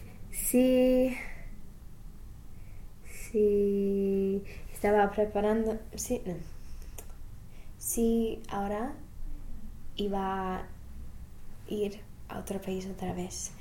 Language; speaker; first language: Spanish; non-native, fluent; English